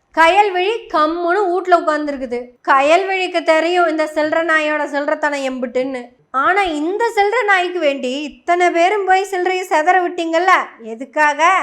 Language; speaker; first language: Tamil; non-native, local second language; Malayalam